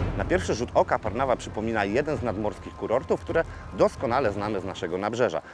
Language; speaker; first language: Polish; native; Polish